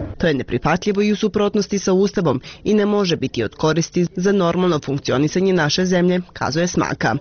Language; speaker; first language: Serbian; non-native, local second language; Albanian